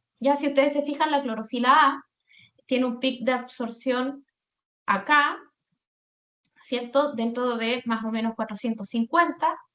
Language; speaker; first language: Spanish; native; Spanish